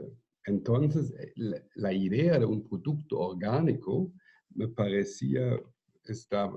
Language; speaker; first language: Spanish; non-native, fluent; German